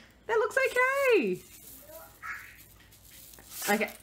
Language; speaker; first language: English; native; English